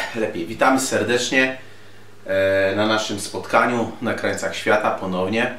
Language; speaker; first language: Polish; native; Polish